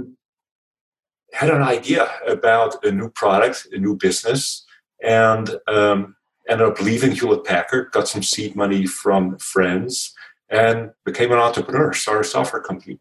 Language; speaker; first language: English; non-native, fluent; Dutch